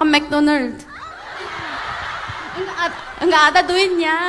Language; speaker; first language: Indonesian; non-native, fluent; Korean